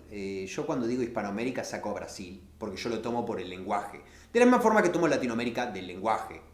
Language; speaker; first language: Spanish; native; Spanish